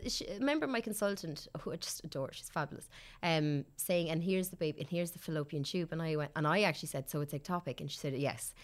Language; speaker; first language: English; native; English